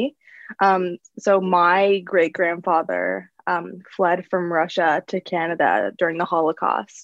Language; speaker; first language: English; native; English